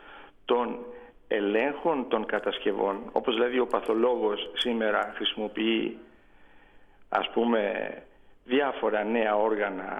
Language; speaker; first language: Greek; native; Greek